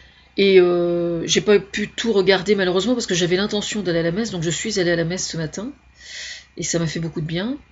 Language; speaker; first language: French; native; French